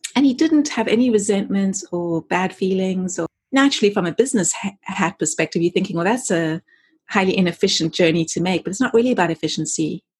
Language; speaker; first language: English; native; English